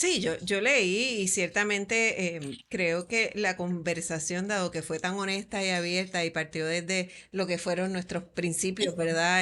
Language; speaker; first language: Spanish; native; Spanish